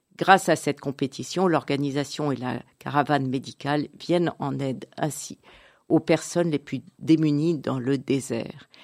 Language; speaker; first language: French; native; French